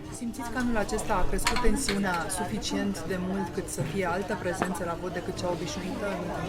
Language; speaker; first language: Romanian; native; Romanian